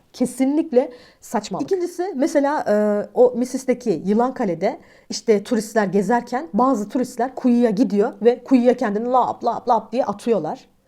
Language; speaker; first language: Turkish; native; Turkish